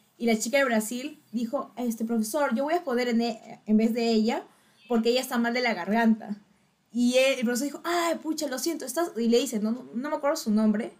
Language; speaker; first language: Spanish; native; Spanish